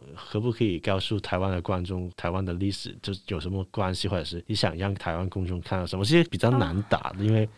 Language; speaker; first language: Chinese; non-native, local second language; Cantonese